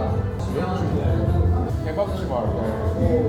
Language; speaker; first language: Turkish; non-native, learner; Korean